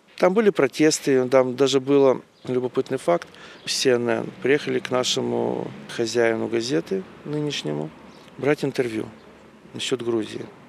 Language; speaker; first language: Russian; native; Russian